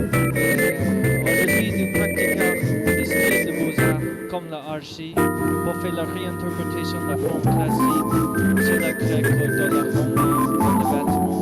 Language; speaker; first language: French; non-native, learner; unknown